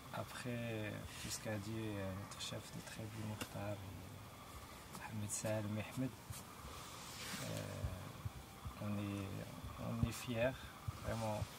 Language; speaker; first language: French; non-native, local second language; Arabic